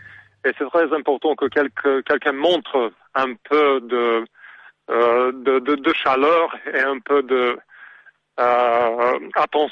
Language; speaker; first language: French; non-native, learner; Serbian